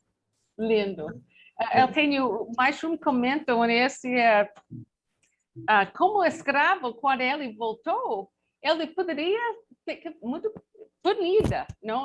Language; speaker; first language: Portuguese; non-native, learner; English